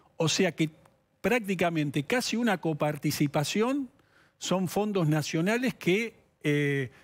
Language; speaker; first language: Spanish; native; Spanish